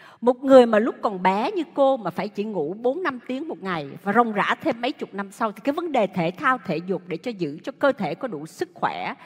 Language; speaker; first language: Vietnamese; native; Vietnamese